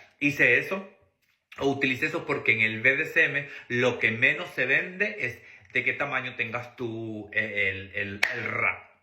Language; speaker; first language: Spanish; native; Spanish